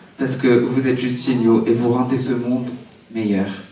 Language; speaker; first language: French; native; French